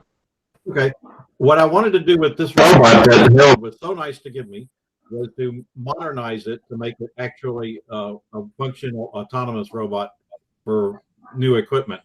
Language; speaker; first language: English; native; English